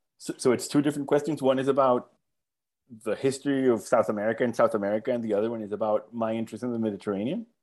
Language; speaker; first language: English; non-native, fluent; Spanish